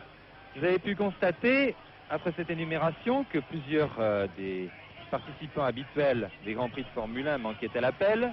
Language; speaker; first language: French; native; French